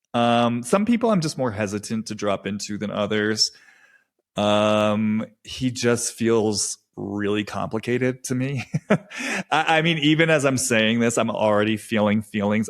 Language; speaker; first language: English; native; English